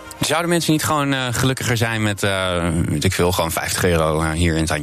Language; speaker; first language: Dutch; native; Dutch